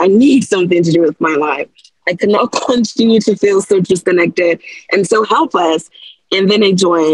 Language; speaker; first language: English; non-native, local second language; Yoruba